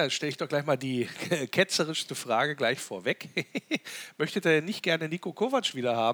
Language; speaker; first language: German; native; German